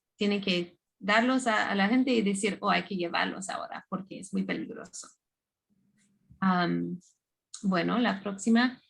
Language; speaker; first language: Spanish; non-native, fluent; English